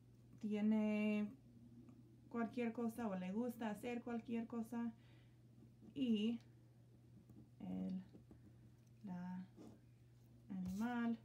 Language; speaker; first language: Spanish; non-native, learner; English